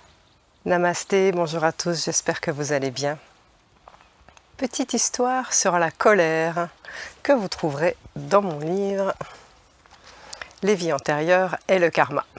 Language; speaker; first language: French; native; French